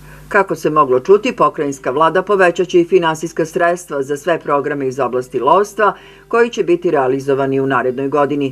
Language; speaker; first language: Serbian; native; Serbian